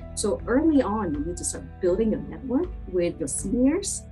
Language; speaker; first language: English; non-native, local second language; Chinese